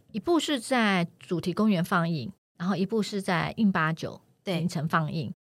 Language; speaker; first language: Chinese; native; Chinese